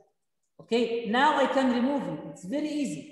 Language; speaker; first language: English; non-native, fluent; Arabic